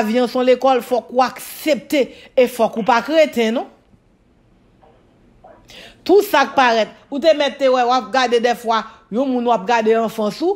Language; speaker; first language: French; non-native, local second language; Haitian Creole